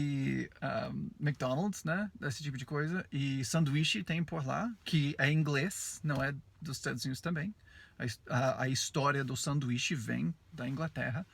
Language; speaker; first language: Portuguese; non-native, fluent; English